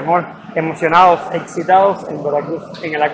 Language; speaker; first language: Spanish; native; Spanish